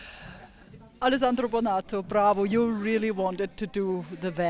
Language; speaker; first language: English; non-native, fluent; Danish